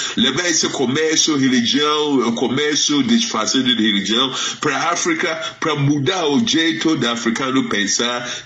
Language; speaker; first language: Portuguese; non-native, fluent; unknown